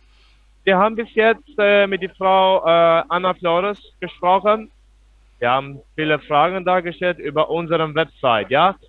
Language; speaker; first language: German; non-native, fluent; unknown